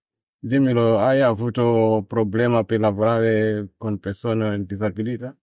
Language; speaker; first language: Italian; non-native, learner; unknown